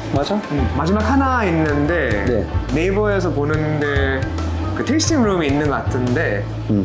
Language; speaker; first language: Korean; non-native, fluent; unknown